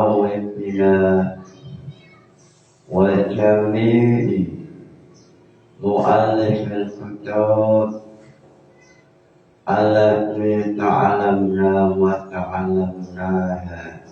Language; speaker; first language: Arabic; non-native, fluent; Indonesian